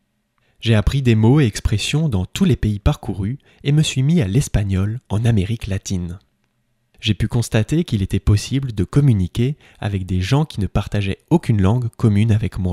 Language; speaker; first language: French; native; French